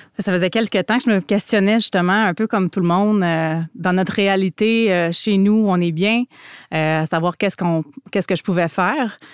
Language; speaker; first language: French; native; French